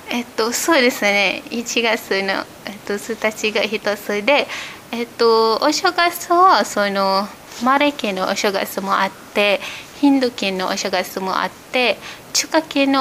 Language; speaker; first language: Japanese; non-native, fluent; Malay